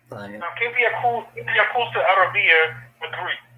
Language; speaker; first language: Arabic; non-native, learner; English